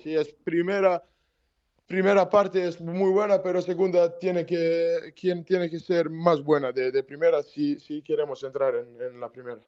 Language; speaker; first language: Spanish; non-native, learner; Serbian